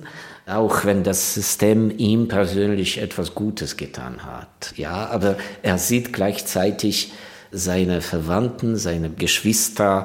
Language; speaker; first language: German; non-native, fluent; Ukrainian